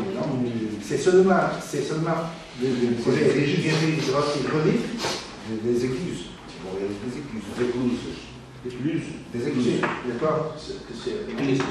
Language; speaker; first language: French; non-native, learner; Portuguese